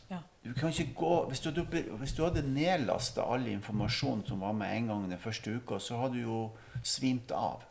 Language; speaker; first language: Norwegian; native; Norwegian